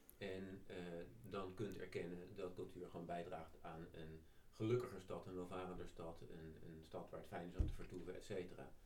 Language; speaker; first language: Dutch; native; Dutch